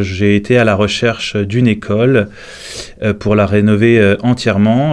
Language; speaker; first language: French; native; French